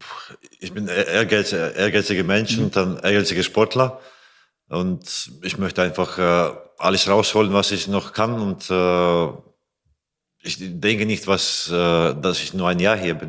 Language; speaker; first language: German; non-native, fluent; Latvian